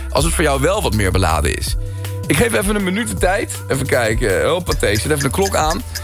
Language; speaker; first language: Dutch; early bilingual, other home language; Spanish